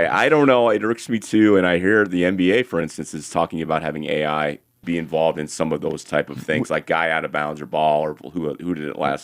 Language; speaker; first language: English; native; English